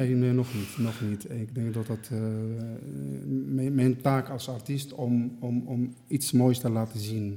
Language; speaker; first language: Dutch; non-native, fluent; Arabic